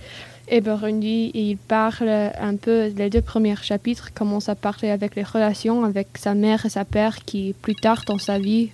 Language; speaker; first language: French; non-native, learner; English